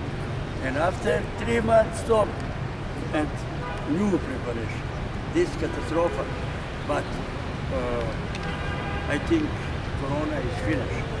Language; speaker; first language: English; non-native, learner; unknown